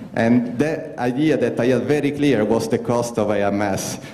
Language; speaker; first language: English; non-native, fluent; Italian